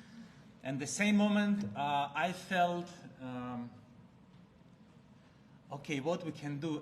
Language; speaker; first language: English; non-native, learner; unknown